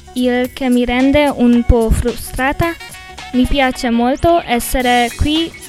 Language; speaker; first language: Italian; non-native, learner; Hungarian